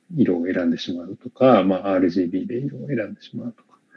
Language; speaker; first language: Japanese; native; Japanese